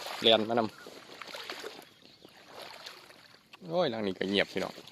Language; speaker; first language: Thai; non-native, local second language; Northeastern Thai